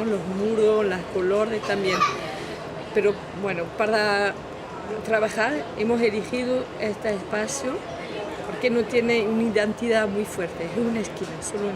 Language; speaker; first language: Spanish; non-native, learner; French